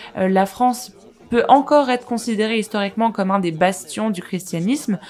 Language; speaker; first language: French; native; French